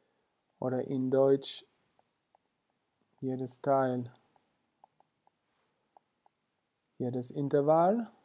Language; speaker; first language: German; non-native, fluent; Spanish